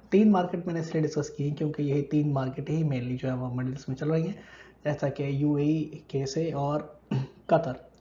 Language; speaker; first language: Urdu; native; Urdu